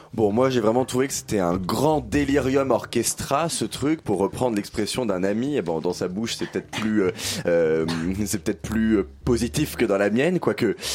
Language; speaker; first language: French; native; French